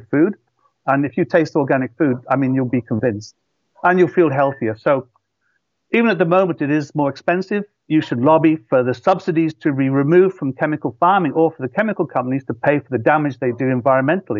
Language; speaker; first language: English; native; English